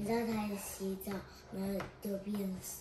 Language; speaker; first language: Chinese; early bilingual, heritage; Chinese